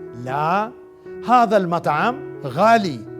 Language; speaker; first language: Arabic; non-native, fluent; Hindi